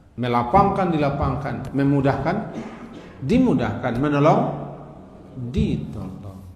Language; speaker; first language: Malay; non-native, local second language; Minangkabau